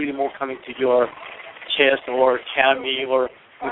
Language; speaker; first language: English; non-native, fluent; Japanese